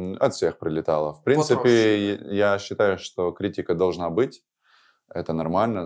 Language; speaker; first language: Russian; native; Russian